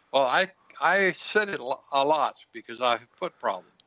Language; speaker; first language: English; native; English